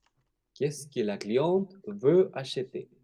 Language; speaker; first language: French; non-native, fluent; Spanish